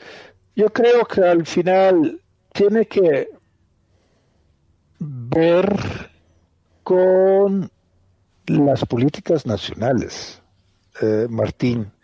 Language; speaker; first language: Spanish; non-native, fluent; Dutch